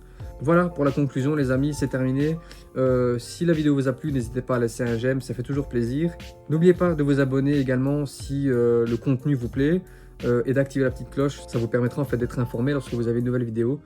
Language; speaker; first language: French; native; French